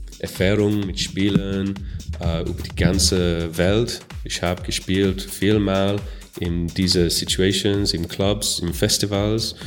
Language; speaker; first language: German; non-native, learner; English